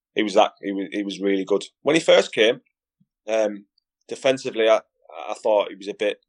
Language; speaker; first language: English; native; English